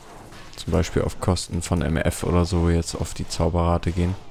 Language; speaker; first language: German; native; German